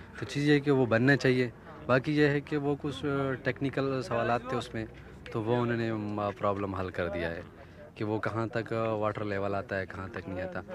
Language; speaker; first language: Urdu; non-native, local second language; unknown